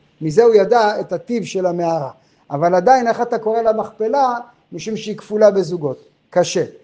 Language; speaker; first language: Hebrew; non-native, fluent; French